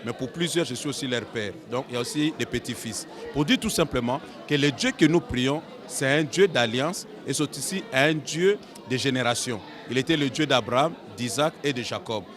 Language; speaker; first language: French; non-native, local second language; Lingala